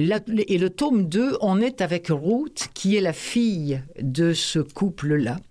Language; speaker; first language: French; native; French